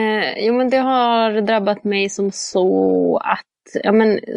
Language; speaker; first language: Swedish; native; Swedish